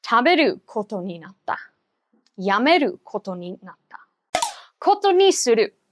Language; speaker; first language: Japanese; non-native, fluent; English